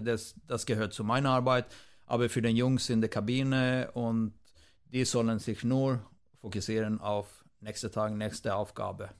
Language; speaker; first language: German; non-native, fluent; Swedish